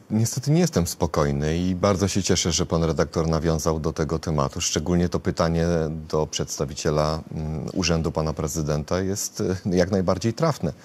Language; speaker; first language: Polish; native; Polish